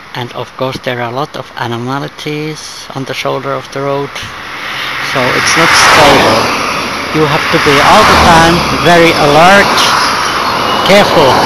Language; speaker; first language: English; non-native, fluent; Finnish